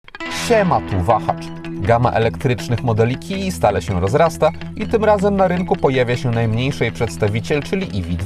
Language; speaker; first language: Polish; native; Polish